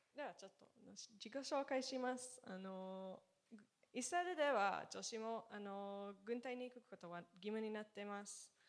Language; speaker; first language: Japanese; non-native, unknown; Hebrew